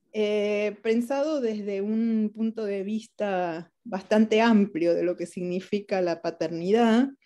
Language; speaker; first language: Spanish; native; Spanish